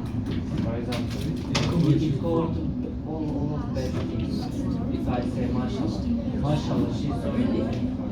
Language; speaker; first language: English; non-native, learner; Arabic